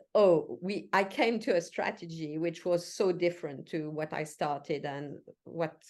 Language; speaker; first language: English; non-native, fluent; French